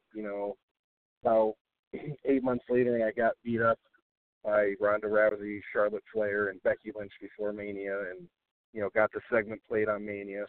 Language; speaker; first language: English; native; English